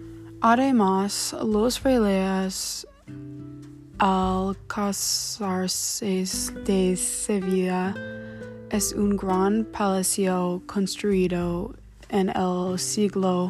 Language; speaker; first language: Spanish; non-native, learner; English